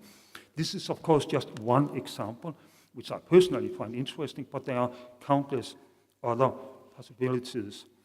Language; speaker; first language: English; non-native, fluent; Danish